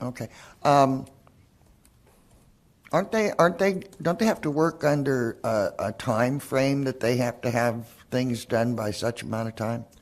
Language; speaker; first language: English; native; English